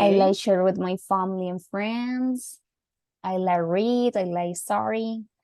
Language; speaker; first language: English; non-native, learner; Spanish